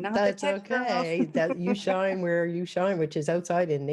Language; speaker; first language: English; native; English